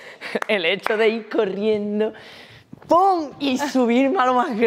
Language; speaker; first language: Spanish; native; Spanish